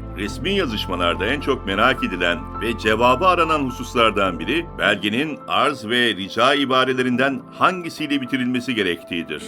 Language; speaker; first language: Turkish; native; Turkish